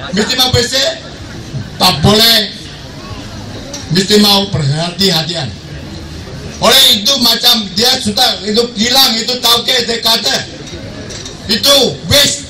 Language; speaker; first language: Indonesian; non-native, local second language; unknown